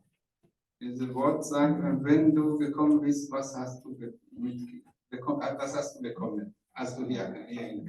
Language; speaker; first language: German; non-native, fluent; Rundi